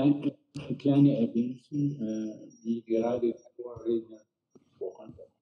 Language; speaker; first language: German; non-native, fluent; Arabic